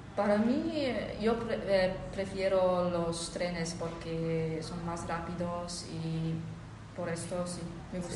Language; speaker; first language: Spanish; non-native, fluent; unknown